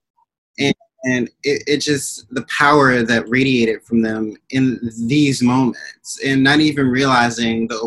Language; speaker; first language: English; native; English